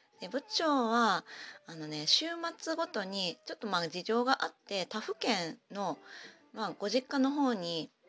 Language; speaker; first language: Japanese; native; Japanese